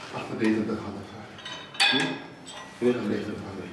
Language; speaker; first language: Dutch; native; Dutch